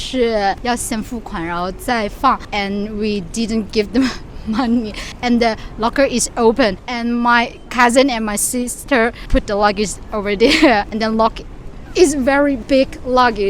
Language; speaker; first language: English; non-native, learner; Chinese